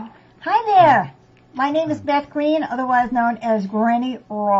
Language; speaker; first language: English; native; English